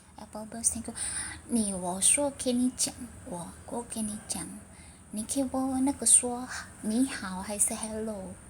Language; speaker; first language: Chinese; early bilingual, heritage; Chinese